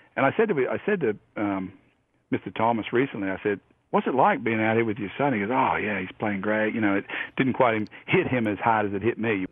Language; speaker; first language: English; native; English